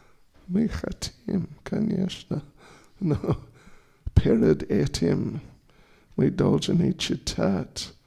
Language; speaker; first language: Russian; non-native, learner; English